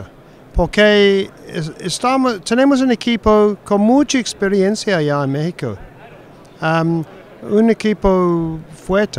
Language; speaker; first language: Spanish; non-native, fluent; English